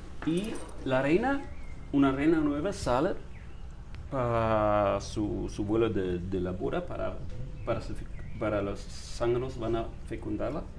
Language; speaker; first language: Spanish; non-native, fluent; German